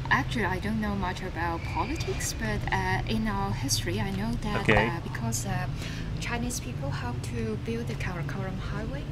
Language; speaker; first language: English; non-native, local second language; Cantonese